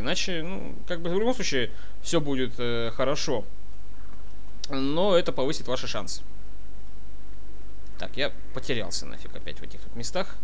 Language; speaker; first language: Russian; native; Russian